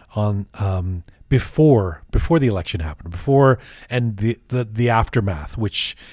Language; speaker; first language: English; early bilingual, other home language; Persian